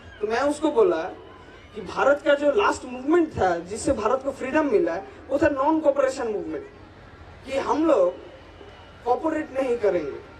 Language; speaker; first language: Hindi; non-native, local second language; Bangla